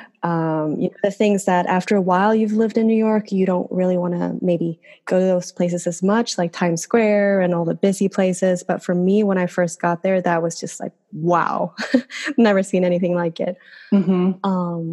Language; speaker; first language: English; non-native, fluent; Swedish